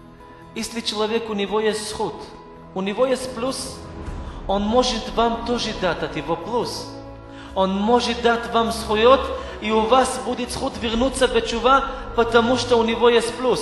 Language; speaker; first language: Russian; non-native, fluent; Hebrew